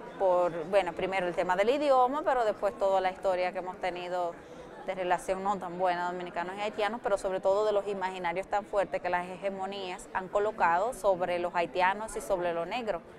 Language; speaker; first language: Spanish; native; Spanish